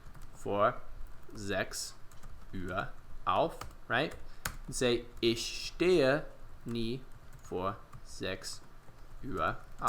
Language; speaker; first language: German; non-native, fluent; English